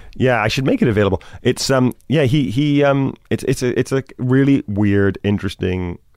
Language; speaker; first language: English; native; English